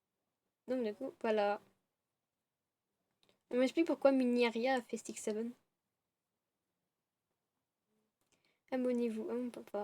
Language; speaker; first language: French; native; French